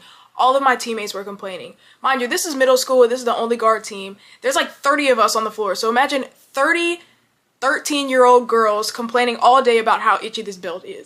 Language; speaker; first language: English; native; English